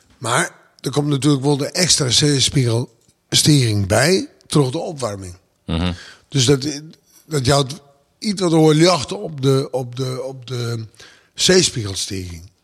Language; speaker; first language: Dutch; non-native, local second language; Western Frisian